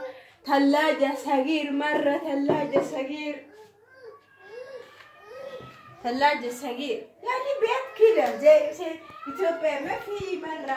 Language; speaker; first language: Arabic; non-native, learner; Oromo